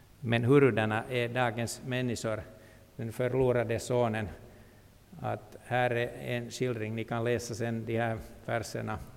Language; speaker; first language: Swedish; non-native, local second language; Finnish